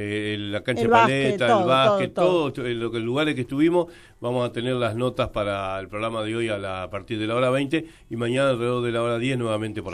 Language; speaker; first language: Spanish; native; Spanish